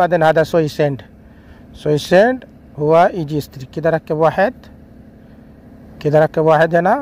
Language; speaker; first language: Arabic; non-native, learner; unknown